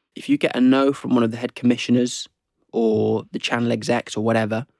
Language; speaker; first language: English; native; English